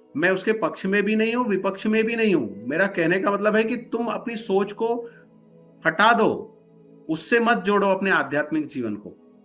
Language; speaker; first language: Hindi; non-native, local second language; Marathi